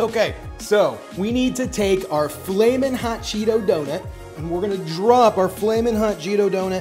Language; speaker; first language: English; native; English